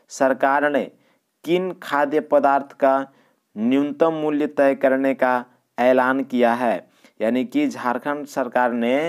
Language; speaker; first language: Hindi; native; Hindi